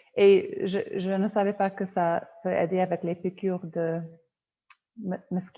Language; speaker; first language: French; non-native, fluent; Polish